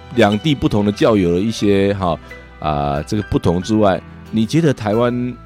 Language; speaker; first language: Chinese; non-native, fluent; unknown